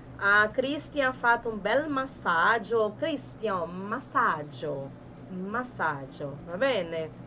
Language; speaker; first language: Italian; non-native, fluent; Portuguese